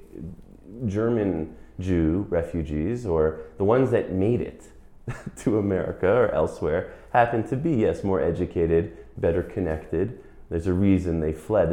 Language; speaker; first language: English; native; English